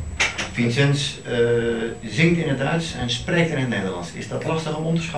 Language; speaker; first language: Dutch; native; Dutch